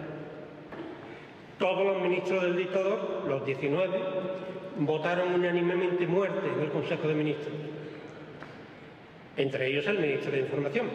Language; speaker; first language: Spanish; native; Spanish